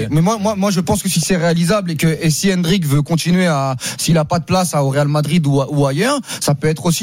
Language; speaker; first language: French; native; French